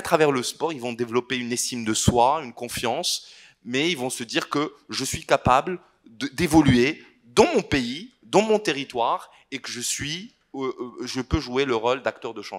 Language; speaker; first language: French; non-native, local second language; Arabic